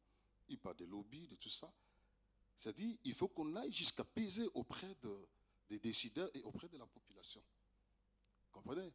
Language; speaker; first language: French; native; French